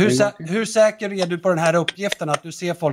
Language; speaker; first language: Swedish; native; Swedish